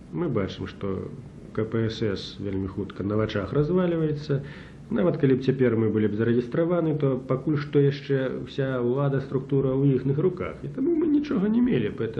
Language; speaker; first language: Belarusian; native; Belarusian